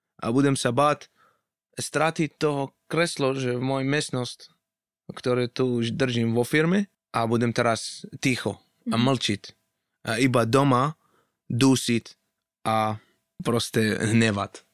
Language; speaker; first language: Slovak; non-native, fluent; Arabic